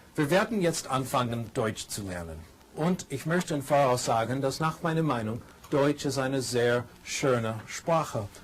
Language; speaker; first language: German; non-native, fluent; English